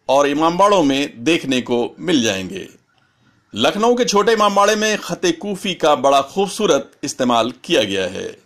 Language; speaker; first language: Urdu; native; Urdu